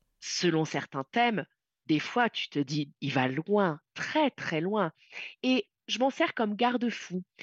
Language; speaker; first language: French; native; French